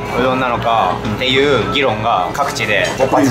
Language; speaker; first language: Japanese; native; Japanese